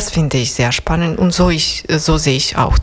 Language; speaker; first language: German; non-native, fluent; Serbian